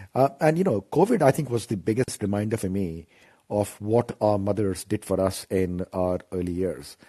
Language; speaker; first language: English; non-native, local second language; Hindi